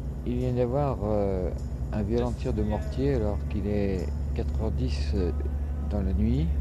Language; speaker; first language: French; native; French